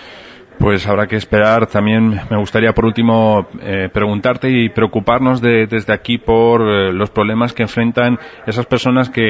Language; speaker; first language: Spanish; native; Spanish